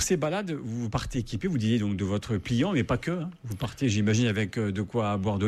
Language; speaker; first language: French; native; French